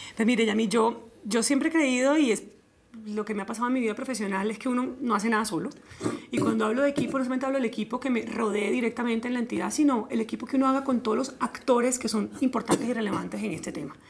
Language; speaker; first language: Spanish; native; Spanish